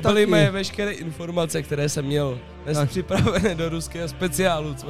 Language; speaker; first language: Czech; native; Czech